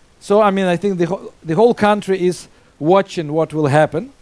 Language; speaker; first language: English; non-native, fluent; Russian